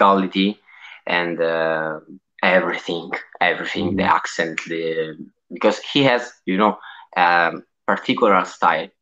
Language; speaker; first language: English; non-native, learner; Italian